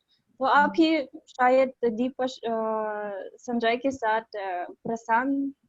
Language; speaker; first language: Hindi; non-native, learner; Russian